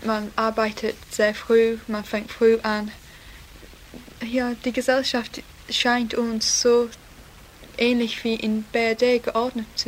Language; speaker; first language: German; non-native, learner; English